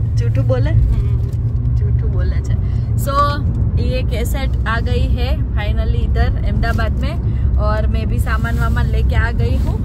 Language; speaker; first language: Hindi; non-native, local second language; Gujarati